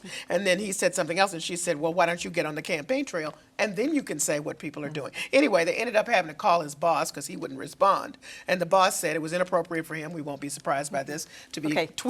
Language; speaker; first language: English; native; English